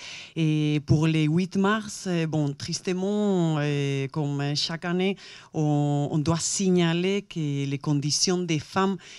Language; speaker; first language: French; non-native, fluent; Spanish